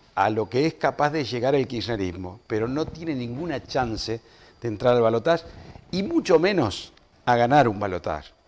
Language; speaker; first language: Spanish; native; Spanish